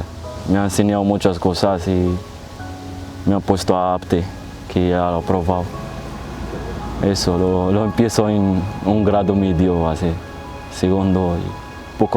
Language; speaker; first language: Spanish; non-native, learner; Arabic